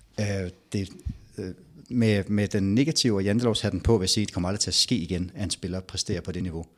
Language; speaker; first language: Danish; native; Danish